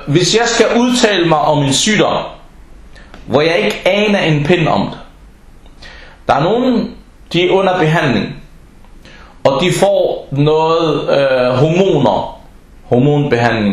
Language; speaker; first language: Danish; non-native, fluent; Arabic